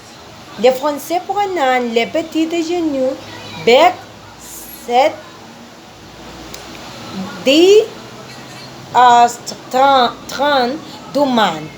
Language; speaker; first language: French; non-native, learner; Spanish